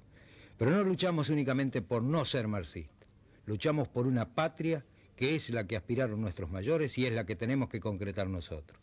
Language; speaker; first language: Spanish; native; Spanish